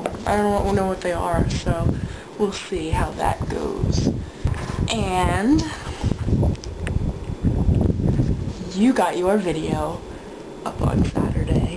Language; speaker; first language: English; native; English